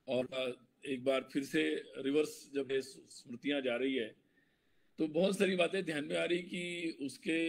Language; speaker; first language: Hindi; non-native, local second language; Marathi